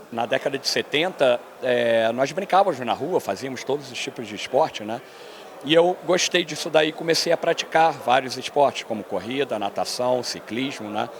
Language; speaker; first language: Portuguese; native; Portuguese